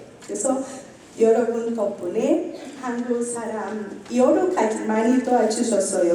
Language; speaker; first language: Korean; non-native, learner; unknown